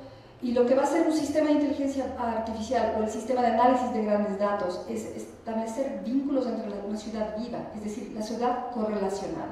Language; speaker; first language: Spanish; native; Spanish